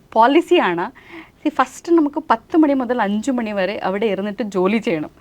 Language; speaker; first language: Malayalam; non-native, local second language; Kannada